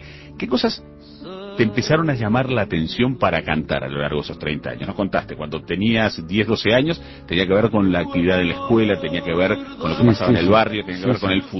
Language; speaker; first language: Spanish; native; Spanish